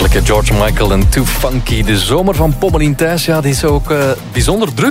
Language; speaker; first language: Dutch; native; Dutch